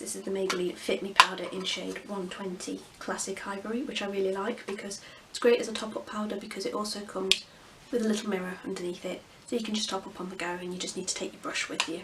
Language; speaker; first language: English; native; English